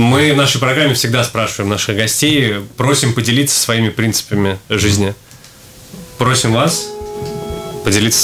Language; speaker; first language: Russian; native; Russian